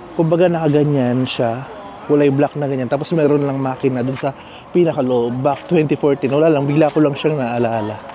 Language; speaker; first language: Filipino; native; Filipino